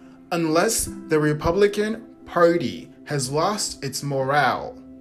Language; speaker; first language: English; native; English